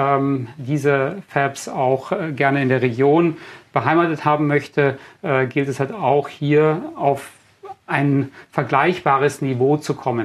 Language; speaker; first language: German; native; German